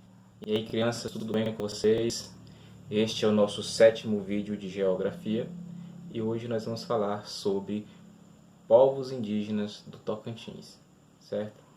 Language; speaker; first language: Portuguese; native; Portuguese